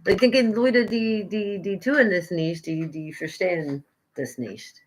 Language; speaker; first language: German; non-native, learner; English